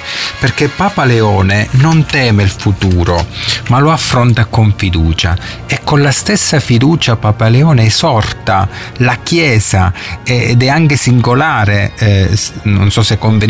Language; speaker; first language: Italian; native; Italian